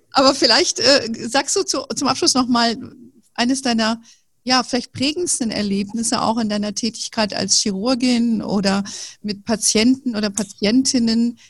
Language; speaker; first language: German; native; German